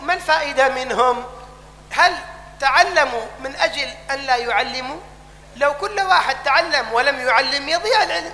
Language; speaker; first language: Arabic; native; Arabic